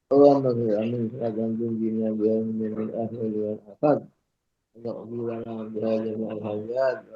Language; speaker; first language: Arabic; non-native, fluent; Indonesian